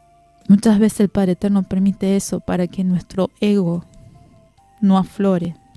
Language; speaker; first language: Spanish; native; Spanish